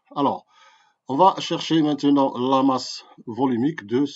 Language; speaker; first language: French; non-native, local second language; Arabic